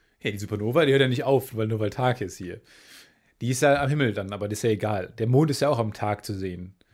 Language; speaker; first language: German; native; German